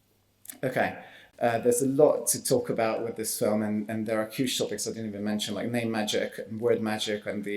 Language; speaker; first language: English; non-native, fluent; Hungarian